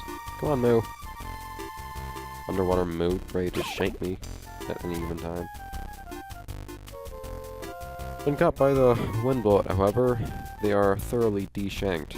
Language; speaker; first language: English; native; English